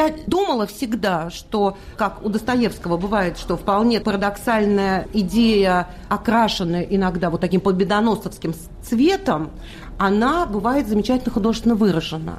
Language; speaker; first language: Russian; native; Russian